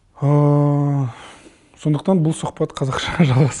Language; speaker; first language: Kazakh; non-native, local second language; Russian